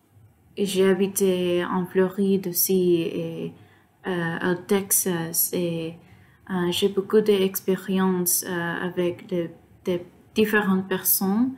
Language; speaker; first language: French; non-native, learner; Spanish